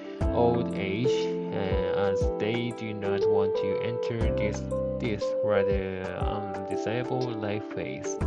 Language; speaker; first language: English; non-native, learner; Japanese